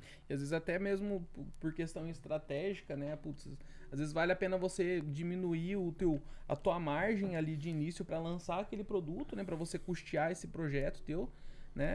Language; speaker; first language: Portuguese; native; Portuguese